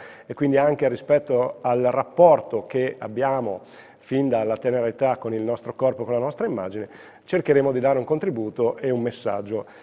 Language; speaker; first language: Italian; native; Italian